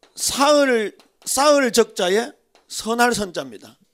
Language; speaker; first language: Korean; native; Korean